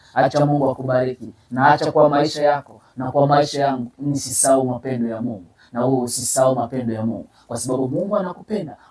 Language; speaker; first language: Swahili; native; Swahili